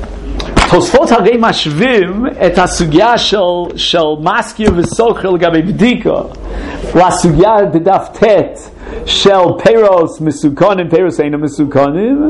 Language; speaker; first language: Hebrew; non-native, fluent; English